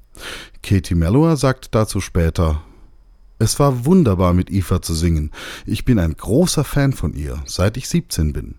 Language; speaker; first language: German; native; German